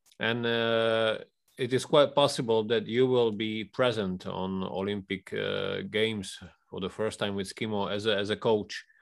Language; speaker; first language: English; non-native, fluent; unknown